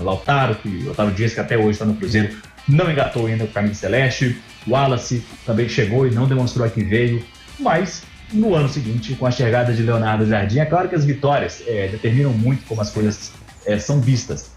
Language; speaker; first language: Portuguese; native; Portuguese